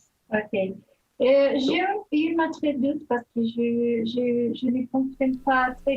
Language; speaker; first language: French; non-native, fluent; Spanish